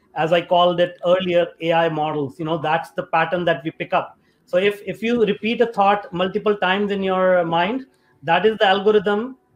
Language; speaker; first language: English; non-native, local second language; Hindi